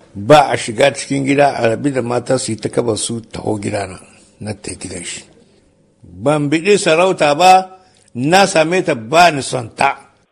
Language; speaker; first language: Hausa; native; Hausa